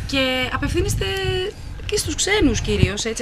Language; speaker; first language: Greek; native; Greek